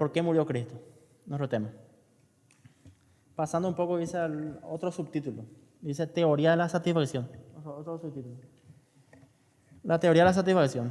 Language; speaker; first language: Spanish; native; Spanish